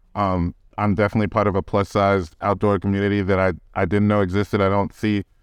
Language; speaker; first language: English; native; English